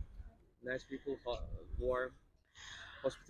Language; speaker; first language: English; non-native, learner; Turkish